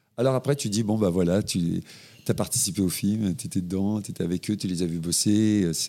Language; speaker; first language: French; native; French